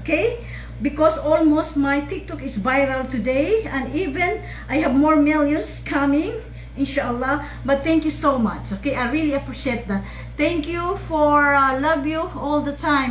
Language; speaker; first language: English; non-native, local second language; Filipino